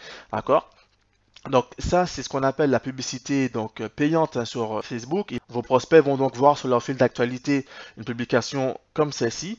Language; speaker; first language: French; native; French